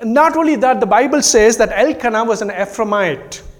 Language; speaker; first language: English; non-native, local second language; Tamil